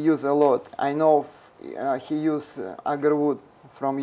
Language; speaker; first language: English; non-native, learner; Russian